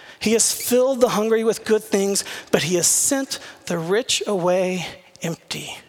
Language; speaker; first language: English; native; English